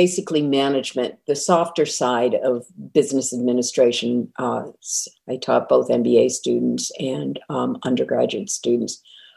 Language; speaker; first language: English; native; English